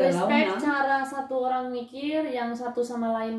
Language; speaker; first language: Indonesian; non-native, fluent; Spanish